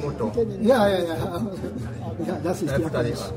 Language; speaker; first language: German; non-native, learner; Japanese